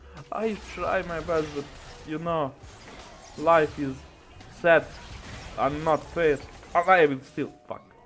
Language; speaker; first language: English; non-native, learner; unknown